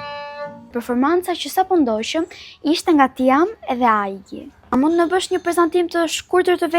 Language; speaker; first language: Albanian; native; Albanian